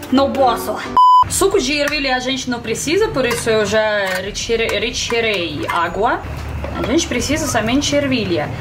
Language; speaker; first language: Portuguese; non-native, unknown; Russian